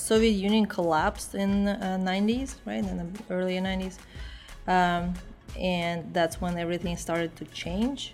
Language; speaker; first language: English; non-native, fluent; Uzbek